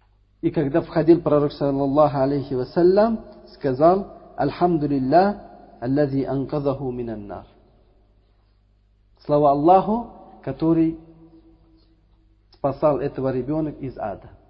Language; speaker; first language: Russian; non-native, learner; Uzbek